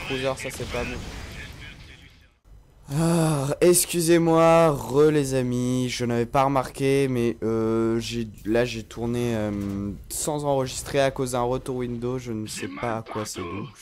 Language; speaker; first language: French; native; French